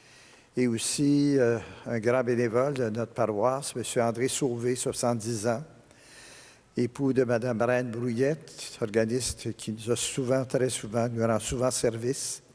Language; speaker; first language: French; native; French